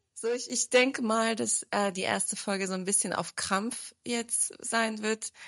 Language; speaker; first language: German; early bilingual, other home language; Turkish